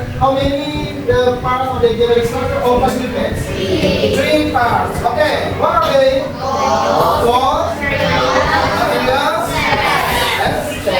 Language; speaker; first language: English; non-native, learner; Indonesian